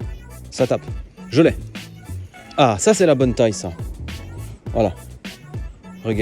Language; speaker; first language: French; native; French